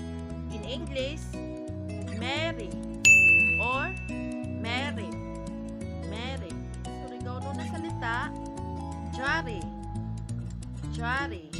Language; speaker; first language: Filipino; non-native, local second language; Surigaonon